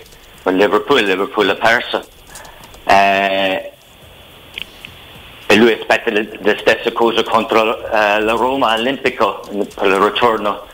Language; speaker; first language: Italian; non-native, fluent; English